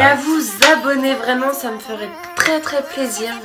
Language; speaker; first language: French; native; French